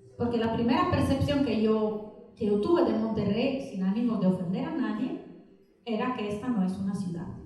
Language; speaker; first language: Spanish; non-native, fluent; Italian